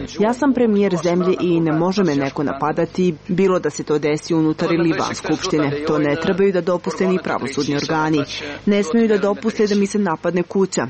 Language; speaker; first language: Serbian; non-native, local second language; Albanian